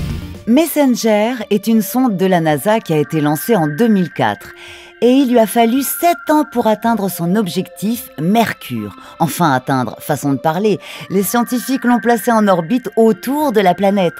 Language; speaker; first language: French; native; French